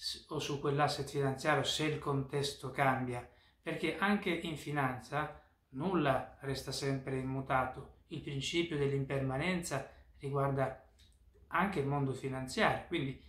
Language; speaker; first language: Italian; native; Italian